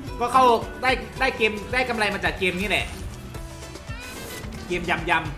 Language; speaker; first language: Thai; native; Thai